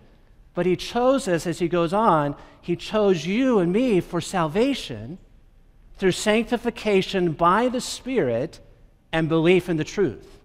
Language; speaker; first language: English; native; English